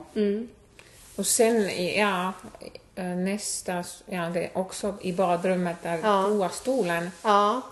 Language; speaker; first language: Swedish; non-native, fluent; Estonian